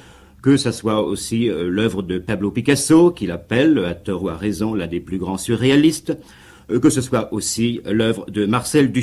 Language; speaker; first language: French; native; French